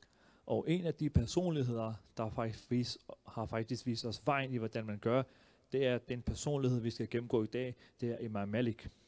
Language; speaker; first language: Danish; early bilingual, other home language; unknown